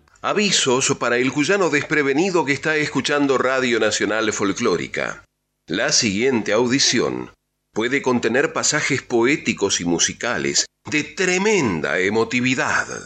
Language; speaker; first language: Spanish; native; Spanish